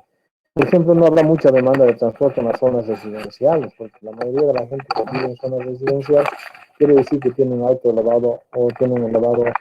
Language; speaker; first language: Spanish; native; Spanish